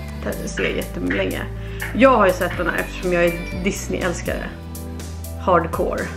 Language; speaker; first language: Swedish; native; Swedish